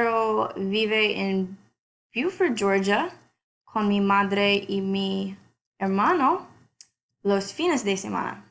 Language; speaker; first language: Spanish; non-native, learner; English